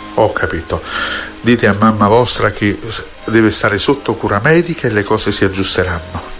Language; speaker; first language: Italian; native; Italian